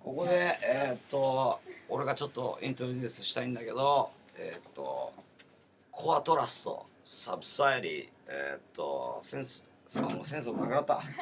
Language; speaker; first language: Japanese; native; Japanese